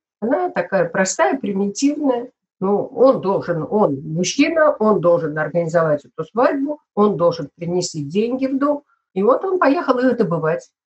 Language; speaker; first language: Russian; native; Russian